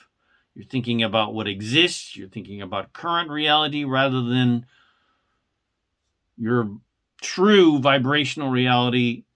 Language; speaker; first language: English; native; English